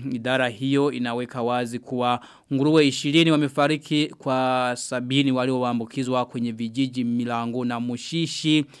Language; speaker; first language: Swahili; non-native, local second language; Rundi